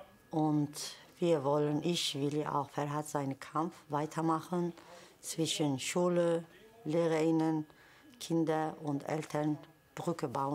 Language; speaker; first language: German; non-native, fluent; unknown